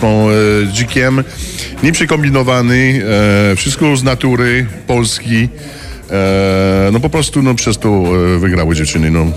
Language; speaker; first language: Polish; non-native, fluent; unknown